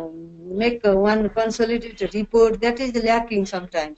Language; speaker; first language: English; non-native, learner; Nepali